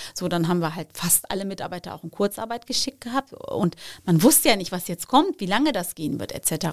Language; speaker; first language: German; early bilingual, other home language; Turkish